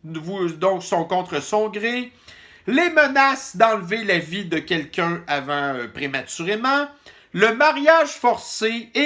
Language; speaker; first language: French; native; French